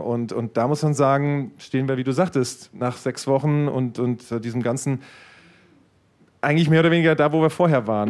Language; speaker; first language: German; native; German